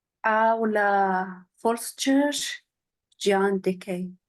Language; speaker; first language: English; non-native, fluent; Arabic